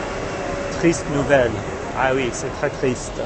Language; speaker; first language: French; non-native, fluent; English